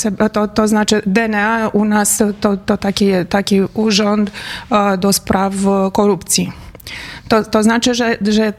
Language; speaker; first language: Polish; non-native, fluent; Romanian